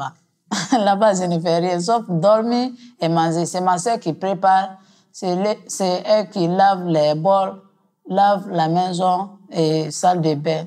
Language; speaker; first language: French; non-native, local second language; Mandingo